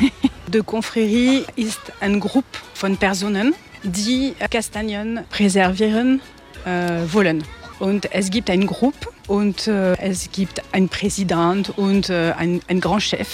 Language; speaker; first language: German; non-native, learner; French